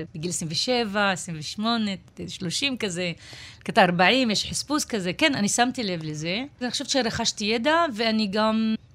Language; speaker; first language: Hebrew; non-native, local second language; Arabic